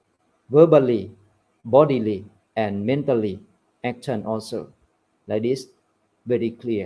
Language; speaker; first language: English; non-native, fluent; Thai